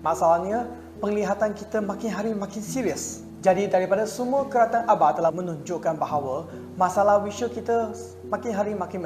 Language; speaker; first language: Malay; non-native, local second language; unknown